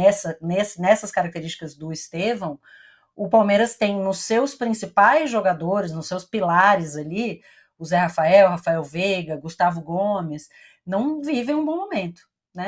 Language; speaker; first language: Portuguese; native; Portuguese